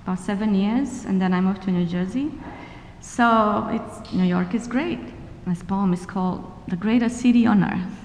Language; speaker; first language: English; non-native, fluent; Romanian